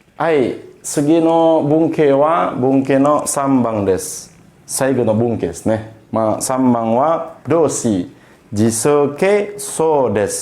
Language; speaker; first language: Japanese; non-native, fluent; Indonesian